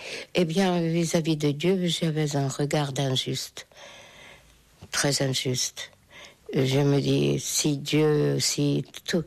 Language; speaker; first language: French; non-native, fluent; Hungarian